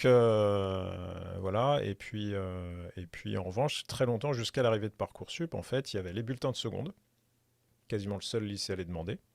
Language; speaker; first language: French; native; French